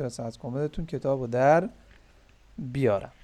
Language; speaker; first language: Persian; non-native, fluent; Urdu